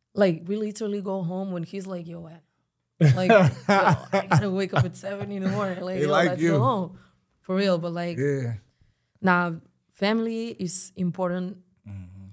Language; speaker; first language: English; non-native, fluent; Spanish